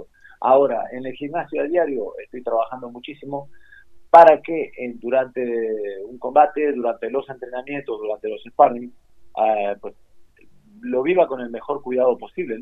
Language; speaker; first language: Spanish; native; Spanish